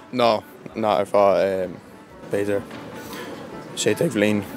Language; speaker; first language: Irish; non-native, local second language; English